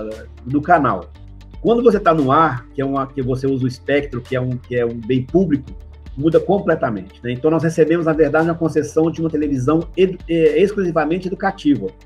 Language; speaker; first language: Portuguese; native; Portuguese